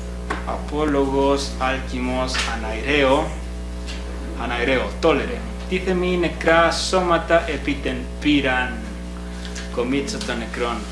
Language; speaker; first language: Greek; non-native, fluent; Spanish